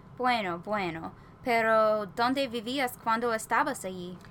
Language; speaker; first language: Spanish; non-native, learner; English